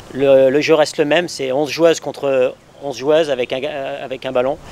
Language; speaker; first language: French; native; French